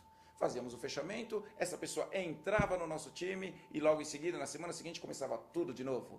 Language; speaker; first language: Portuguese; native; Portuguese